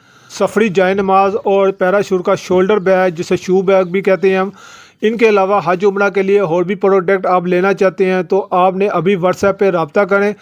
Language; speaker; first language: Hindi; non-native, local second language; Punjabi